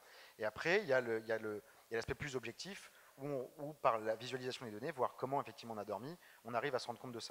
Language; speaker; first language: French; native; French